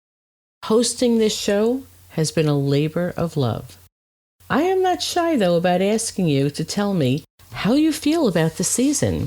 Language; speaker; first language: English; native; English